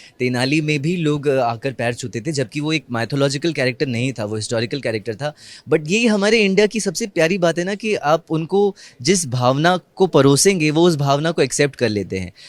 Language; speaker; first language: Hindi; native; Hindi